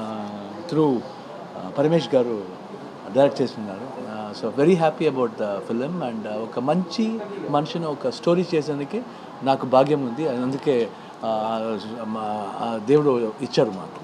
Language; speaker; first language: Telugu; non-native, fluent; Kannada